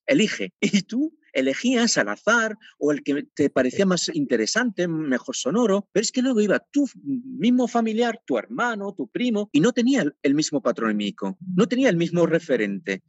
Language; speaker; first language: Spanish; non-native, fluent; Berber languages